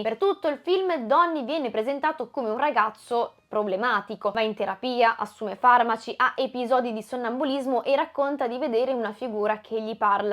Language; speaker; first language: Italian; native; Italian